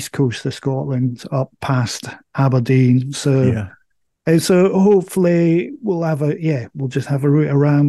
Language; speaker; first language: English; native; English